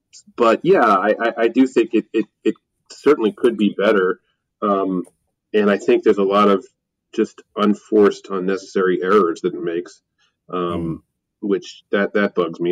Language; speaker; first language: English; native; English